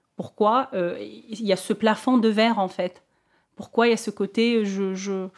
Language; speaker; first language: French; non-native, local second language; Arabic